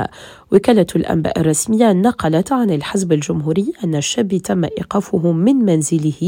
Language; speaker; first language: Arabic; native; Arabic